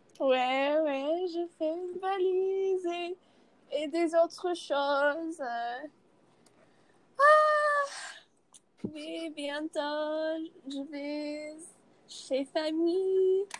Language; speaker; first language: French; non-native, learner; English